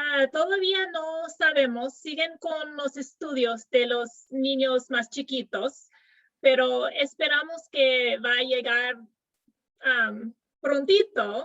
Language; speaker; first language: Spanish; non-native, fluent; English